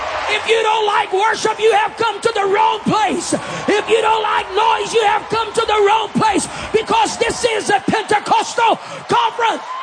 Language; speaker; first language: English; non-native, fluent; Portuguese